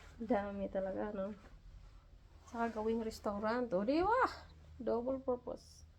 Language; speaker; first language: Filipino; non-native, local second language; Cebuano